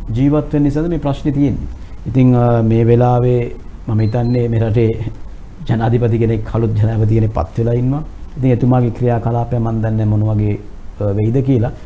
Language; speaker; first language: Sinhala; non-native, local second language; Tamil